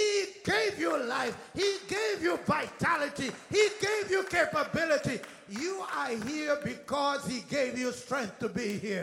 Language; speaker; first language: English; native; English